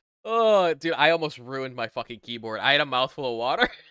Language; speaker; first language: English; native; English